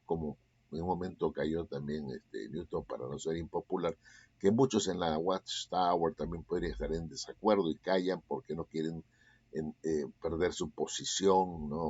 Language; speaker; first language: Spanish; native; Spanish